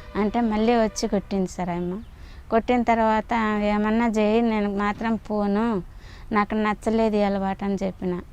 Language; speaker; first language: Telugu; native; Telugu